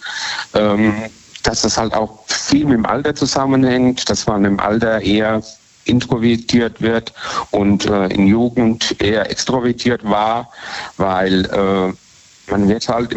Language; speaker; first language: German; native; German